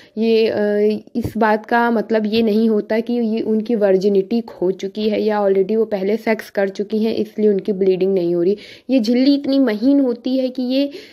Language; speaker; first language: Hindi; native; Hindi